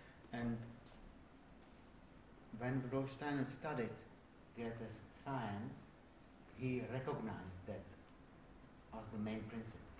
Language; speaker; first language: English; non-native, fluent; Czech